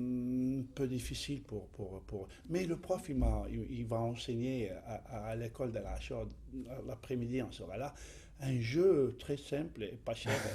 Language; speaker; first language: French; non-native, fluent; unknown